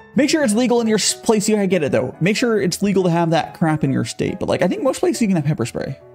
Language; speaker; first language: English; native; English